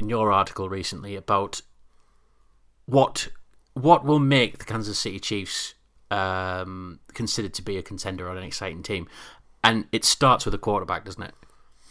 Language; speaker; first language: English; native; English